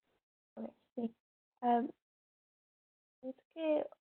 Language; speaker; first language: Spanish; non-native, learner; English